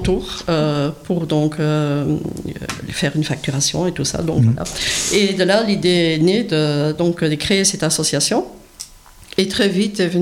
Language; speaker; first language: French; native; French